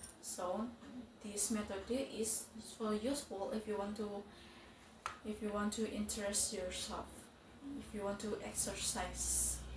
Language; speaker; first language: English; non-native, fluent; Indonesian